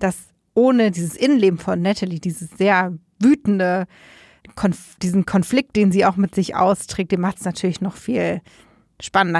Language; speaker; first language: German; native; German